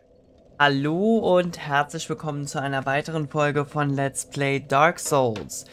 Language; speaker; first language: German; native; German